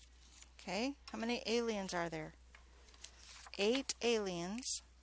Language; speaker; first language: English; native; English